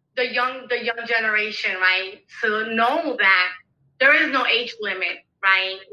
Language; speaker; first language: English; early bilingual, other home language; Spanish